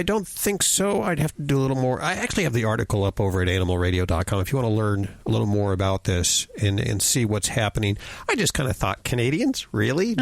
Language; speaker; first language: English; native; English